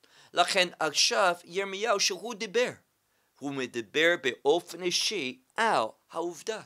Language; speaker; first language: Hebrew; non-native, fluent; English